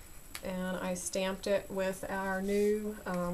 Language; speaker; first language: English; native; English